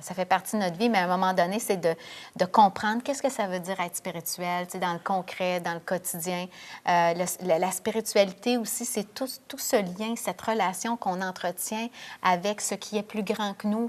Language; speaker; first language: French; native; French